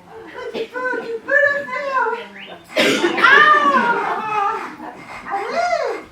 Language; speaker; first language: French; native; French